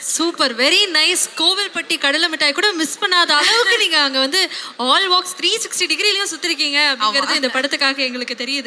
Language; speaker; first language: Tamil; native; Tamil